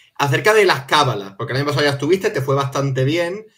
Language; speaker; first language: Spanish; native; Spanish